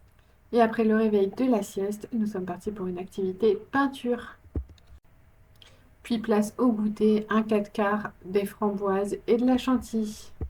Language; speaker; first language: French; native; French